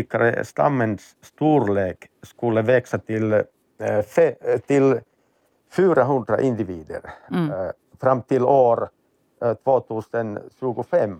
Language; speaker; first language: Swedish; non-native, learner; Finnish